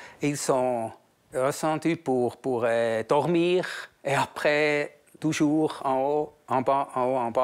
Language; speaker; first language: French; non-native, fluent; German